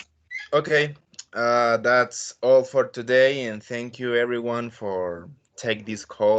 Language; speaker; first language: English; non-native, learner; Spanish